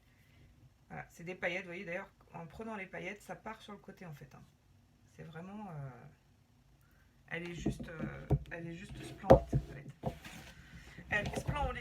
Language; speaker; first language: French; native; French